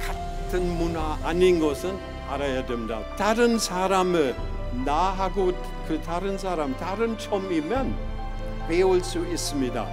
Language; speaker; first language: Korean; non-native, fluent; German